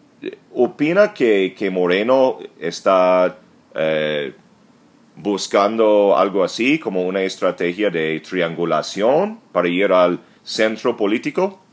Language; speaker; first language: Spanish; non-native, fluent; English